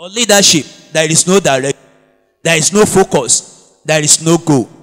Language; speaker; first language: English; non-native, local second language; Yoruba